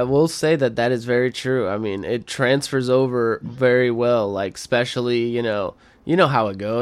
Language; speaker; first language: English; early bilingual, other home language; Spanish